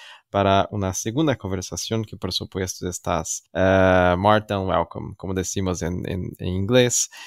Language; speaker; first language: Spanish; non-native, fluent; Portuguese